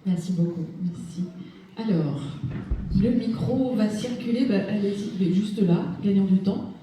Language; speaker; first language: French; native; French